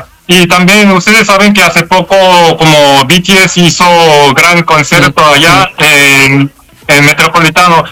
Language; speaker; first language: Spanish; non-native, learner; Korean